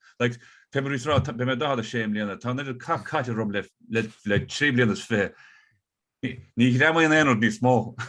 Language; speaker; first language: Irish; native; Irish